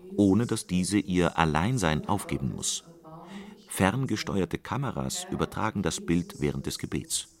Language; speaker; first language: German; native; German